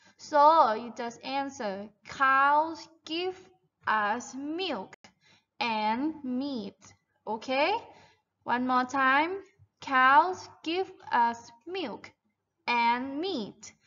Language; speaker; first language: English; non-native, fluent; Thai